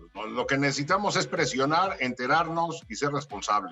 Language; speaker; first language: Spanish; native; Spanish